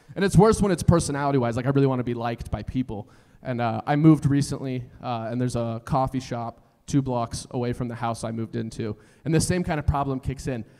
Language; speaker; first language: English; native; English